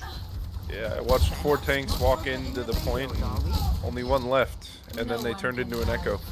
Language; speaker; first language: English; native; English